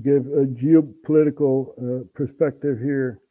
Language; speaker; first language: English; non-native, fluent; Dutch